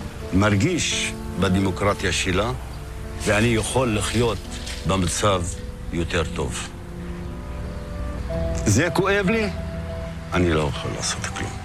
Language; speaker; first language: Hebrew; non-native, local second language; Arabic